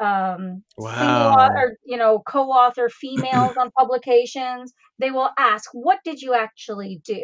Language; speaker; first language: English; native; English